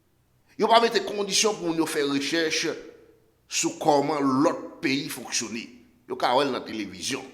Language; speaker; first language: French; non-native, local second language; Haitian Creole